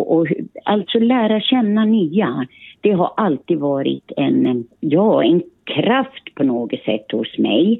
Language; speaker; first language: Swedish; early bilingual, other home language; Finnish